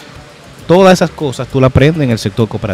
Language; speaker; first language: Spanish; native; Spanish